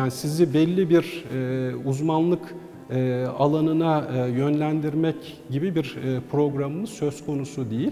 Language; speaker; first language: Turkish; native; Turkish